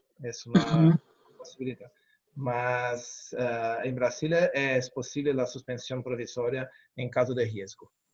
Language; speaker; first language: Spanish; non-native, fluent; Portuguese